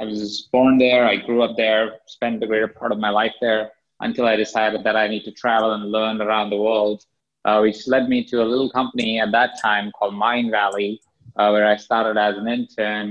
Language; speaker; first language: English; non-native, local second language; Hindi